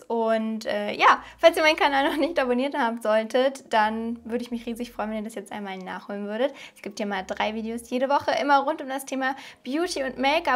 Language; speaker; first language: German; native; German